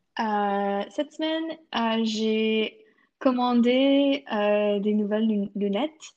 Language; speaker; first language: French; non-native, local second language; English